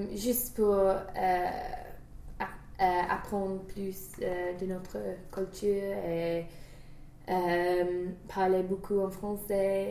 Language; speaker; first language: French; non-native, learner; English